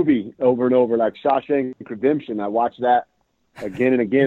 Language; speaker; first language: English; native; English